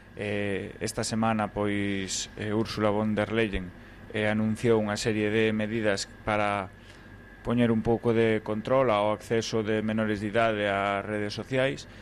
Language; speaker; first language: Galician; native; Galician